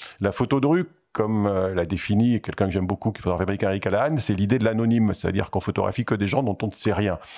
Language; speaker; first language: French; native; French